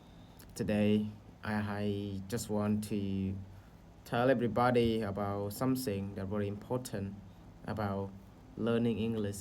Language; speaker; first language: English; non-native, learner; Khmer